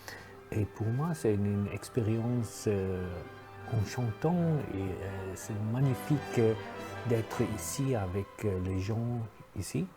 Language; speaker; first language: French; non-native, fluent; German